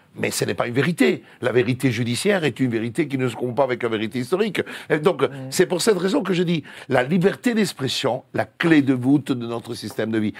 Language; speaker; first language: French; non-native, fluent; Italian